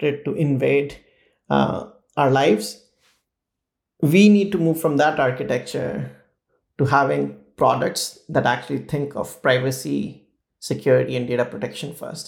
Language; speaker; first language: English; non-native, local second language; Hindi